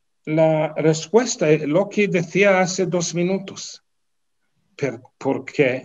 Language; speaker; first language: Spanish; non-native, fluent; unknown